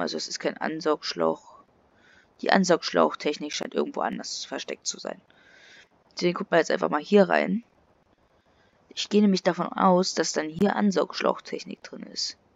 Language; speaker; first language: German; native; German